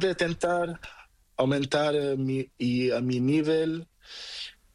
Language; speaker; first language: Spanish; non-native, learner; Portuguese